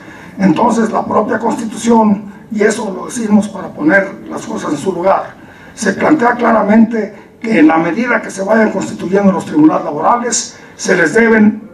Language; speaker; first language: Spanish; native; Spanish